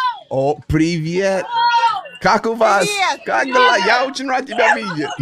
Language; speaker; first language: Russian; non-native, learner; English